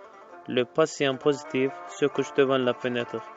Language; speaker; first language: French; non-native, fluent; Azerbaijani